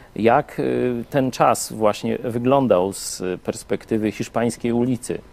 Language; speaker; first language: Polish; native; Polish